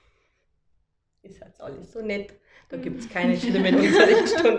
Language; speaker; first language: German; native; German